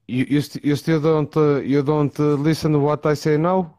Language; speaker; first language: English; non-native, fluent; Portuguese